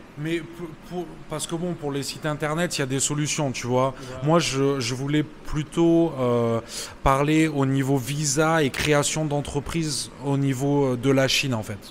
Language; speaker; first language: French; native; French